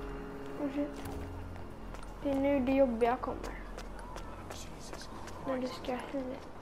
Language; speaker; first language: Swedish; native; Swedish